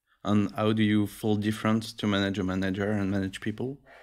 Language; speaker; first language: English; non-native, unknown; French